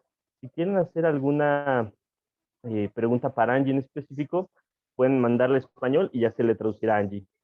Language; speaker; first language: Spanish; native; Spanish